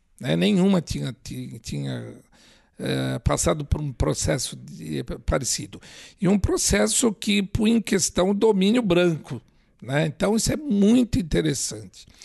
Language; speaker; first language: Portuguese; native; Portuguese